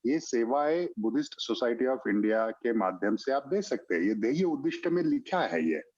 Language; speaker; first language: Hindi; non-native, local second language; Marathi